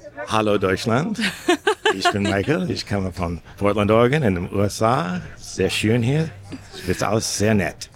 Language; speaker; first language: German; non-native, learner; English